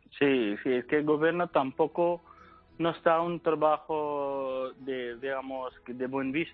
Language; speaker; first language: Spanish; non-native, learner; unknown